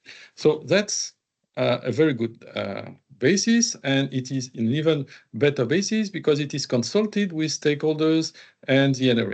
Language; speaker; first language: English; non-native, fluent; French